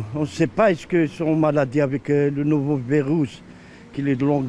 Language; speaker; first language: French; non-native, local second language; Arabic